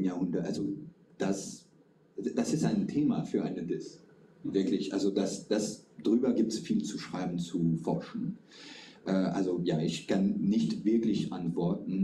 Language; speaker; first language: German; non-native, fluent; French